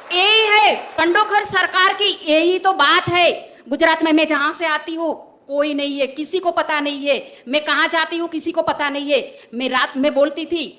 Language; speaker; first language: Hindi; non-native, local second language; Gujarati